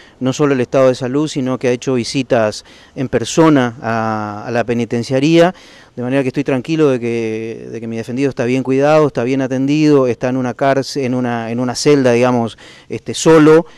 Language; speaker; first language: Spanish; native; Spanish